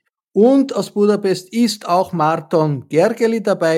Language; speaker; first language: German; native; German